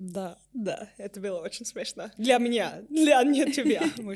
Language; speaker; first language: Russian; non-native, learner; English